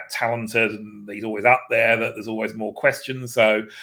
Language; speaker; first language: English; native; English